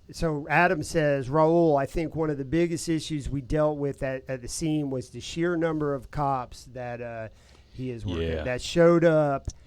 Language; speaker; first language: English; native; English